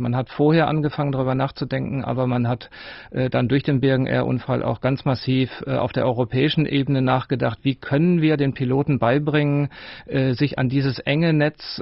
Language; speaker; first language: German; native; German